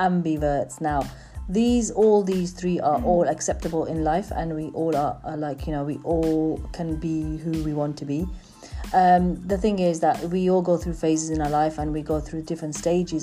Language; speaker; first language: English; native; English